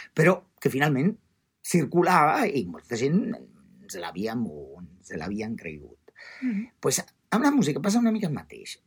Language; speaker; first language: Catalan; non-native, fluent; Italian